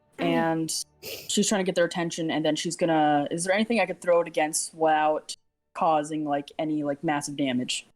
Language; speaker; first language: English; native; English